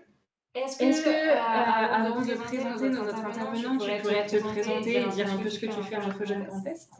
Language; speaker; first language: French; native; French